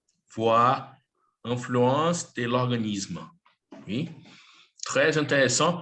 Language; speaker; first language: French; non-native, learner; Portuguese